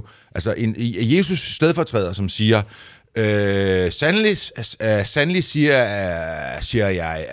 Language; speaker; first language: Danish; native; Danish